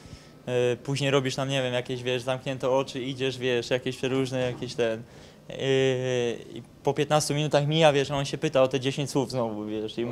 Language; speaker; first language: Polish; native; Polish